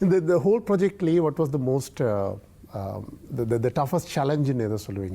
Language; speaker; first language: Tamil; native; Tamil